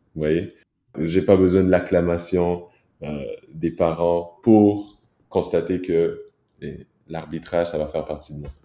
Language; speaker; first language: French; early bilingual, other home language; Kinyarwanda